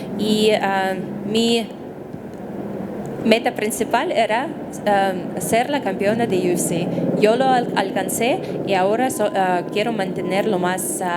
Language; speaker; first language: Spanish; non-native, fluent; Russian